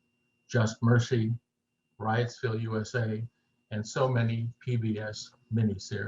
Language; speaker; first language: English; native; English